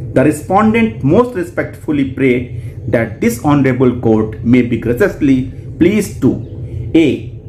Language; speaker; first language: English; non-native, local second language; Hindi